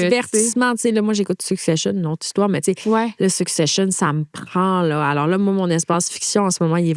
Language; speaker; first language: French; native; French